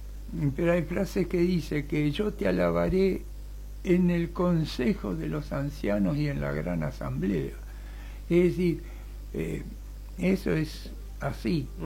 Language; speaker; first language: Spanish; native; Spanish